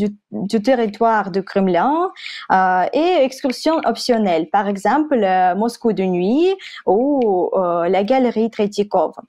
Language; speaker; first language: French; non-native, fluent; Russian